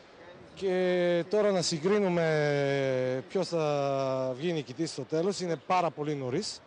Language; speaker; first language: Greek; non-native, fluent; Bulgarian